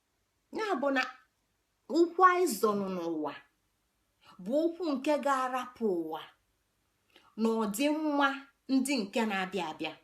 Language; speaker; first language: Igbo; native; Igbo